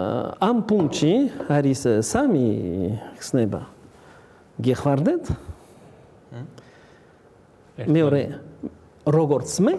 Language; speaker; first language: Georgian; non-native, learner; French